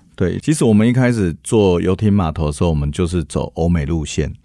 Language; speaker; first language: Chinese; native; Chinese